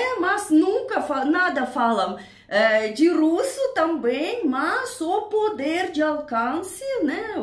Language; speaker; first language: Portuguese; non-native, learner; Russian